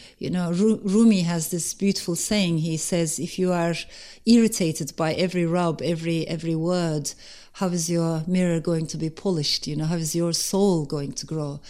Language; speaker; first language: English; non-native, fluent; Turkish